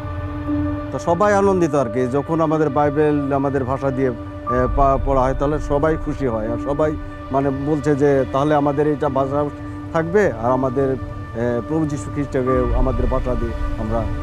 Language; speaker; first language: Bangla; non-native, local second language; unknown